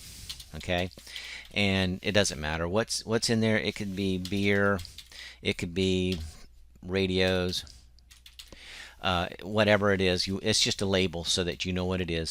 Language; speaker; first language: English; native; English